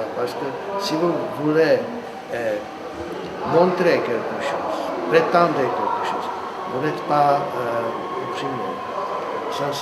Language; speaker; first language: French; non-native, fluent; Czech